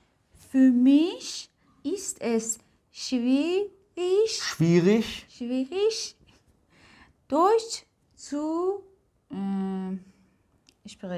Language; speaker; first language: German; non-native, learner; Persian